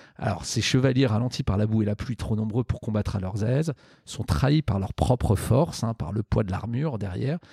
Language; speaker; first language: French; native; French